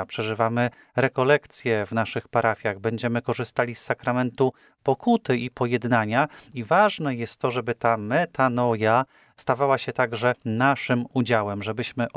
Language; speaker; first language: Polish; native; Polish